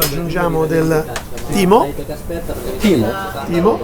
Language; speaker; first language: Italian; native; Italian